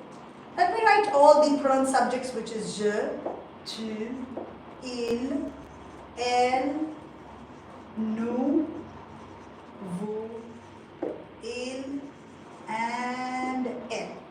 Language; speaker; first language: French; non-native, fluent; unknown